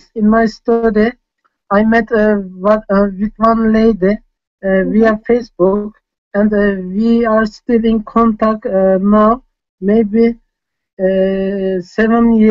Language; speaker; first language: English; non-native, fluent; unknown